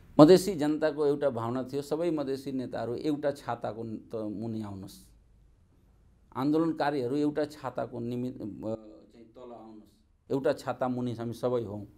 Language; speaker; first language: Nepali; non-native, local second language; Maithili